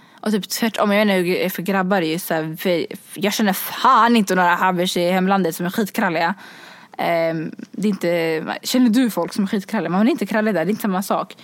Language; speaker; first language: Swedish; early bilingual, other home language; Kurdish